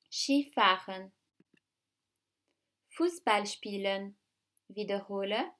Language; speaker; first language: German; non-native, fluent; French